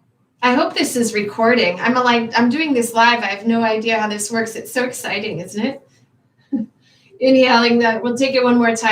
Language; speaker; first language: English; native; English